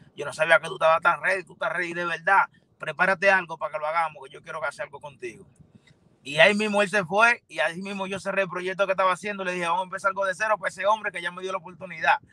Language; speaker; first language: Spanish; native; Spanish